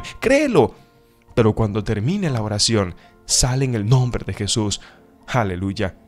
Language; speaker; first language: Spanish; native; Spanish